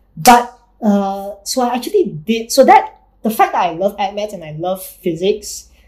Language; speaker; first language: English; non-native, local second language; Chinese